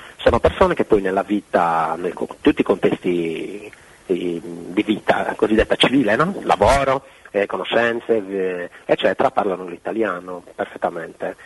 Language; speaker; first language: Italian; native; Italian